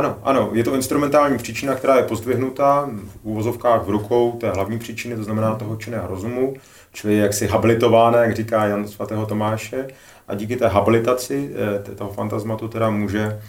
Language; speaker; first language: Czech; native; Czech